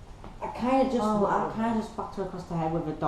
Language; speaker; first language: English; native; English